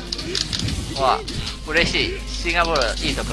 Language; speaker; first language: Japanese; non-native, learner; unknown